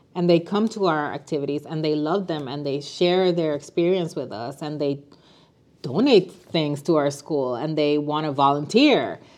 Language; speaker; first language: English; non-native, fluent; Spanish